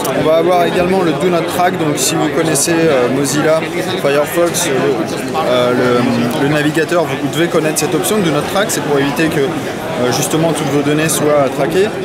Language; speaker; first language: French; native; French